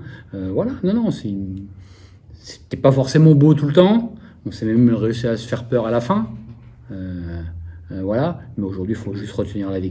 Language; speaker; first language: French; native; French